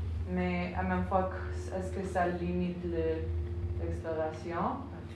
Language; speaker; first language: French; non-native, fluent; English